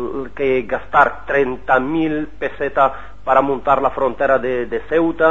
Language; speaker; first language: Spanish; non-native, learner; Arabic